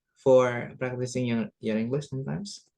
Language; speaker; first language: English; non-native, fluent; Indonesian